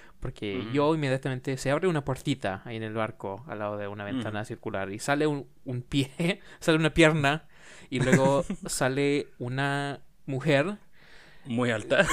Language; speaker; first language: Spanish; non-native, learner; English